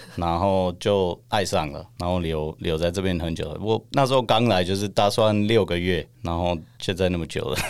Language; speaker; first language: Chinese; non-native, fluent; English